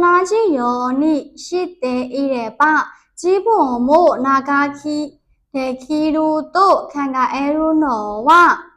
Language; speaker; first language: Japanese; non-native, learner; Burmese